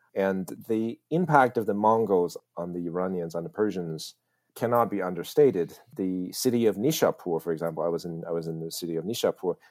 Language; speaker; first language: English; early bilingual, other home language; Chinese